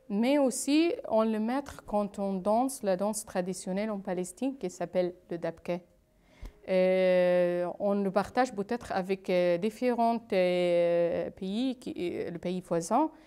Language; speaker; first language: French; non-native, fluent; Arabic